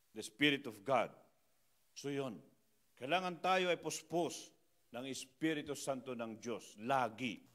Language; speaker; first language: Filipino; non-native, local second language; Iloko